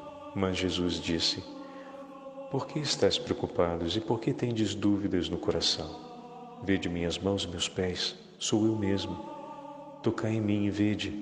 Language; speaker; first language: Portuguese; native; Portuguese